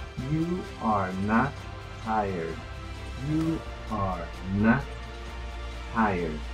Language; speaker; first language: English; non-native, fluent; Spanish